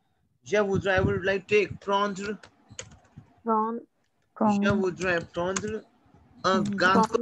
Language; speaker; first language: French; non-native, learner; Hindi